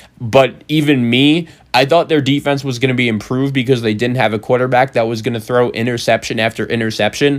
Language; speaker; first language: English; native; English